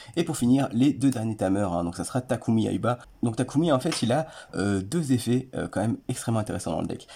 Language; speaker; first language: French; native; French